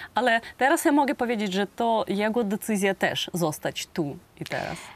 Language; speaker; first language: Polish; non-native, learner; Ukrainian